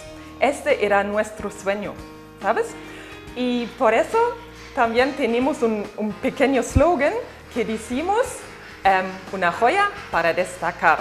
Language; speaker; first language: Spanish; non-native, fluent; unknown